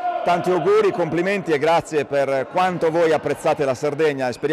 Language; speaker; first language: Italian; native; Italian